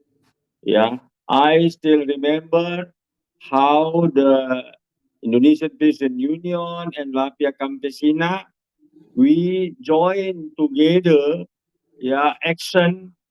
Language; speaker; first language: English; non-native, learner; Indonesian